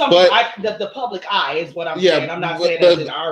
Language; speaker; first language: English; native; English